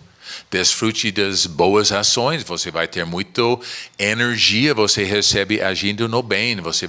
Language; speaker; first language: Portuguese; non-native, learner; English